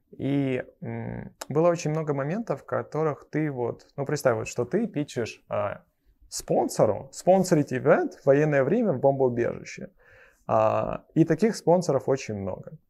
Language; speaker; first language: Russian; native; Russian